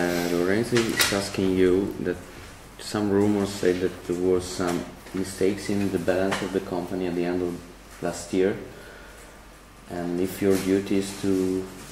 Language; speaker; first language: English; non-native, fluent; Italian